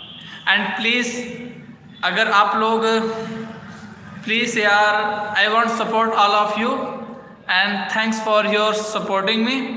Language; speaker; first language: English; non-native, learner; Hindi